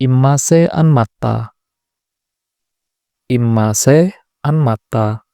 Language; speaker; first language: Korean; non-native, fluent; Indonesian